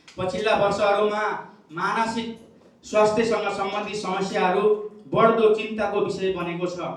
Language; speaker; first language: Nepali; native; Nepali